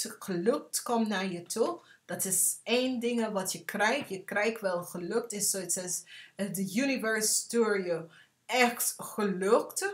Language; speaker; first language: Dutch; non-native, learner; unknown